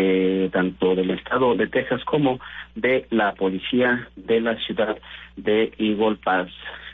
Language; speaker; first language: Spanish; native; Spanish